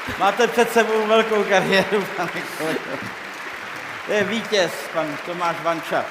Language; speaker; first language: Czech; native; Czech